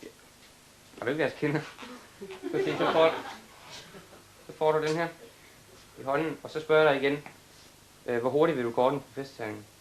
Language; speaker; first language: Danish; native; Danish